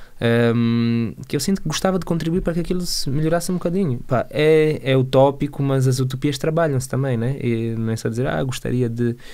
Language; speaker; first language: Portuguese; native; Portuguese